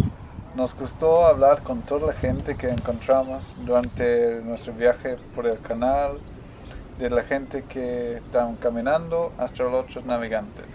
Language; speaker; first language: Spanish; non-native, learner; English